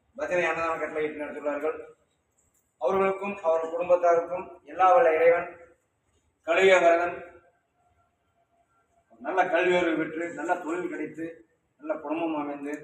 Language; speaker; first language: Tamil; native; Tamil